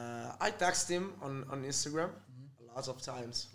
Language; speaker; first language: English; non-native, fluent; Italian